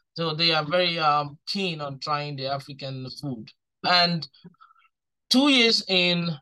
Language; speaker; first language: English; non-native, local second language; Igbo